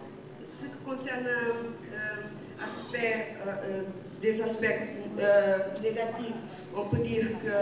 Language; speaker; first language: French; non-native, fluent; Portuguese